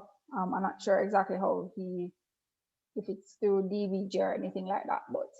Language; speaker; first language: English; native; English